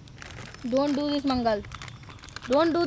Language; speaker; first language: English; non-native, learner; Hindi